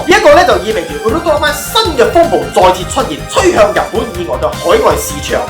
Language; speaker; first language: Cantonese; native; Cantonese